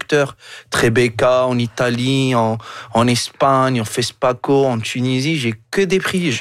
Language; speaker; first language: French; non-native, local second language; Arabic